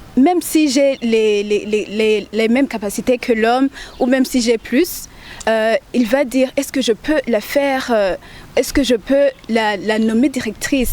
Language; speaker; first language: French; non-native, local second language; Rundi